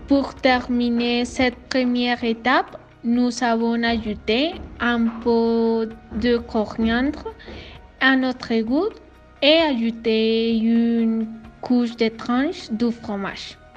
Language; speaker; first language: French; non-native, learner; Spanish